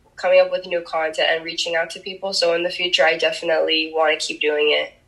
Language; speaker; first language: English; early bilingual, other home language; Spanish